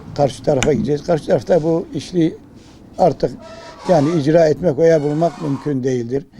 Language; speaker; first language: Turkish; native; Turkish